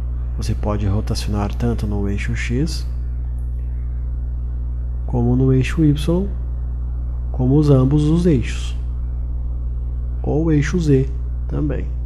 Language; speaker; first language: Portuguese; native; Portuguese